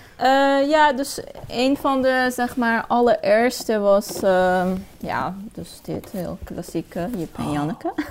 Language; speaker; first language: Dutch; non-native, fluent; Persian